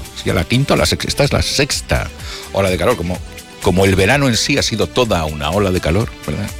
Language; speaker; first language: Spanish; native; Spanish